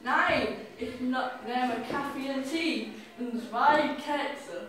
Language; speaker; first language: German; non-native, learner; English